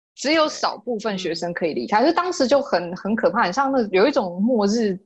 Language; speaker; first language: Chinese; native; Chinese